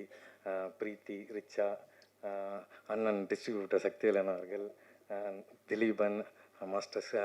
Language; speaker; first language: Tamil; native; Tamil